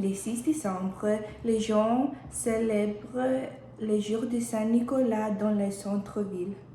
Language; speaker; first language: French; non-native, learner; English